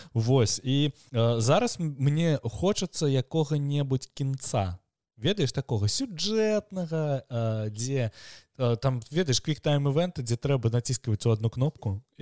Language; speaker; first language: Belarusian; non-native, local second language; Russian